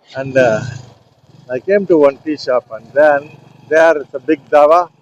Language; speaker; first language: English; non-native, local second language; Tamil